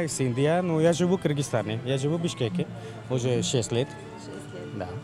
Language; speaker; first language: Russian; non-native, learner; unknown